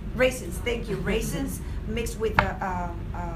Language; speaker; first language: English; non-native, fluent; Spanish